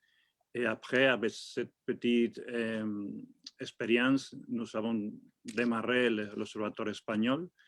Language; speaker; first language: French; non-native, fluent; Spanish